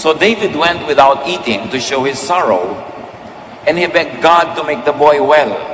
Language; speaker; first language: English; non-native, local second language; Filipino